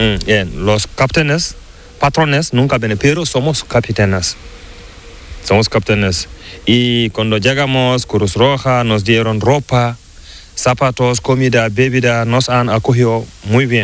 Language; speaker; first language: Spanish; non-native, learner; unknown